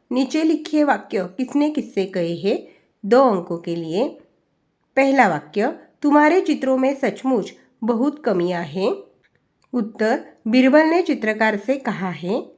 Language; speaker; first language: Hindi; non-native, local second language; Marathi